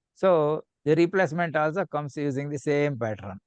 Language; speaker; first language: English; non-native, local second language; Kannada